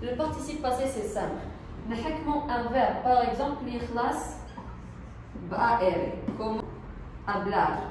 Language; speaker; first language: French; non-native, local second language; Arabic